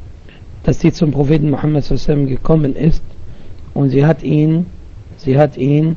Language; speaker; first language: German; non-native, learner; Arabic